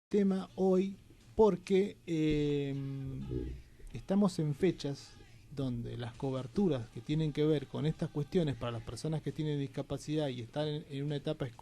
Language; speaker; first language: Spanish; native; Spanish